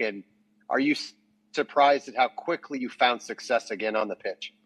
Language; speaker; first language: English; native; English